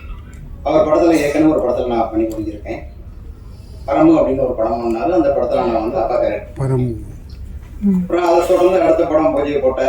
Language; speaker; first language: Tamil; native; Tamil